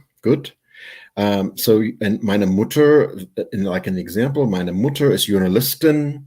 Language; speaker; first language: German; non-native, fluent; English